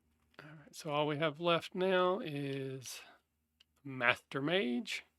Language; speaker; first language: English; native; English